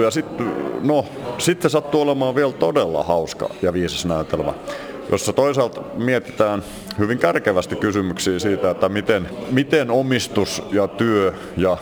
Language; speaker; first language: Finnish; native; Finnish